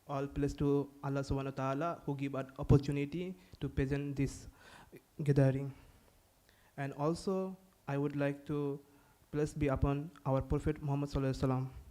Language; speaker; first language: English; non-native, fluent; Indonesian